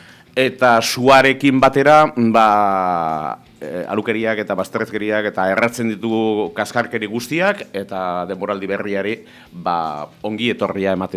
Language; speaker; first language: Basque; native; Basque